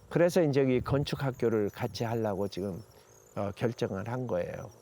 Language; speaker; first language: Korean; native; Korean